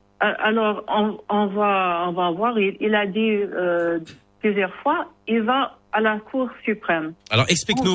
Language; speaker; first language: French; non-native, learner; English